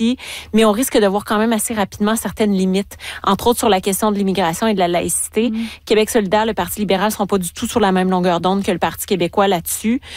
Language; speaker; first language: French; native; French